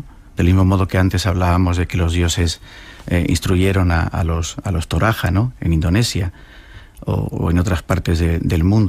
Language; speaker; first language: Spanish; native; Spanish